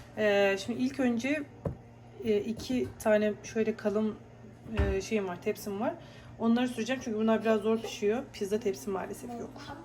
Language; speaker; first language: Turkish; native; Turkish